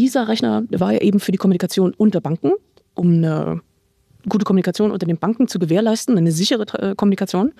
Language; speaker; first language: German; native; German